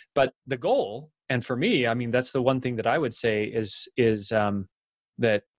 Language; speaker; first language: English; native; English